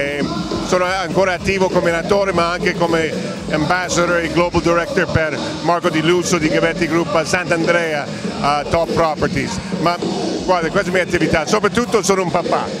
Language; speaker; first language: Italian; non-native, fluent; English